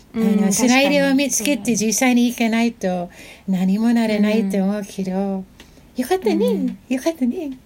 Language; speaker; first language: Japanese; non-native, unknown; English